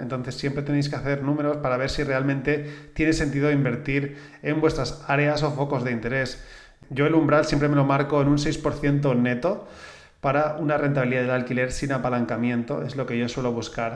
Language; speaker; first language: Spanish; native; Spanish